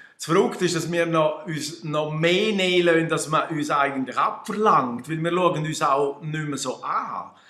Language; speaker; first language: German; native; German